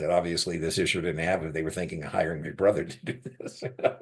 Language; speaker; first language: English; native; English